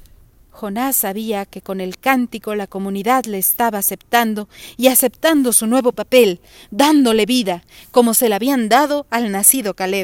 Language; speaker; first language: Spanish; native; Spanish